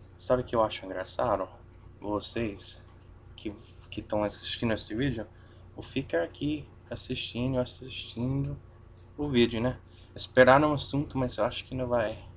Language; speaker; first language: Portuguese; non-native, fluent; English